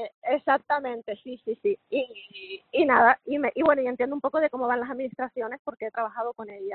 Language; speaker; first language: Spanish; native; Spanish